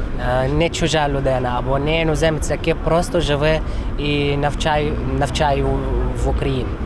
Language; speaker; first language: Ukrainian; non-native, fluent; Arabic